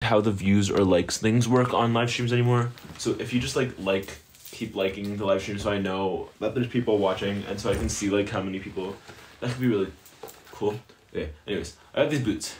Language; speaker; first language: English; native; English